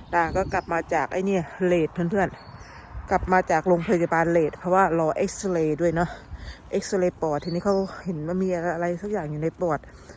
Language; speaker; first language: Thai; native; Thai